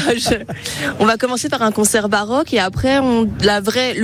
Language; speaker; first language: French; native; French